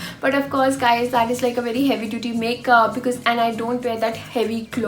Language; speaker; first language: English; non-native, local second language; Hindi